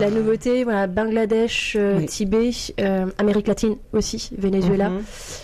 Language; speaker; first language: French; native; French